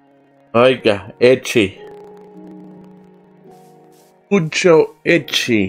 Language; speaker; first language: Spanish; non-native, learner; English